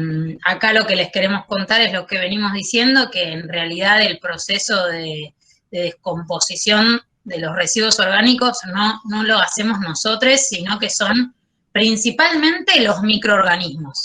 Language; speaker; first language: Spanish; native; Spanish